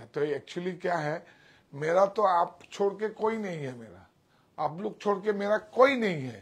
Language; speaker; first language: Hindi; non-native, local second language; Bangla